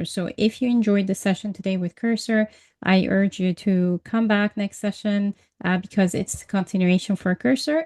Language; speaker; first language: English; non-native, fluent; Arabic